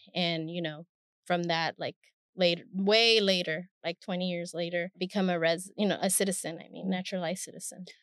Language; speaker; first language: English; early bilingual, other home language; Spanish